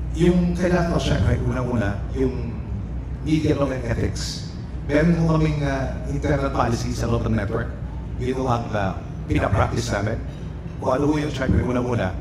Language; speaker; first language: Filipino; native; Filipino